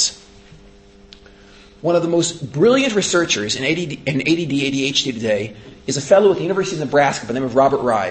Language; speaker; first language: English; native; English